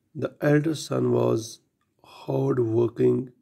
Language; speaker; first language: English; non-native, local second language; Kashmiri